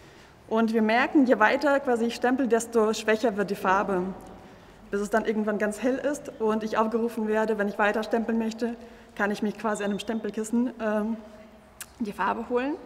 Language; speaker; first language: German; native; German